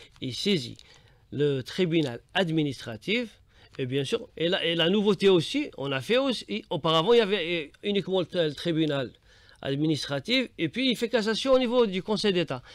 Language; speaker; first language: French; non-native, local second language; Arabic